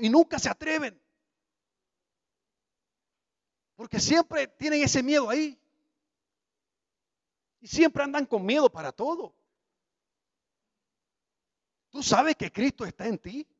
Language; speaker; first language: Spanish; native; Spanish